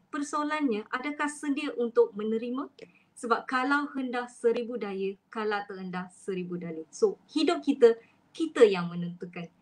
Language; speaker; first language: Malay; non-native, local second language; Tamil